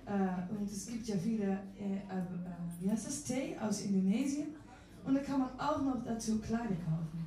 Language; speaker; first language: German; non-native, fluent; Dutch